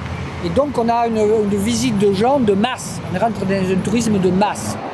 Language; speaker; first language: French; native; French